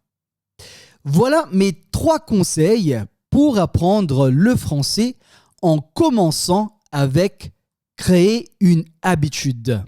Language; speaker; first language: French; native; French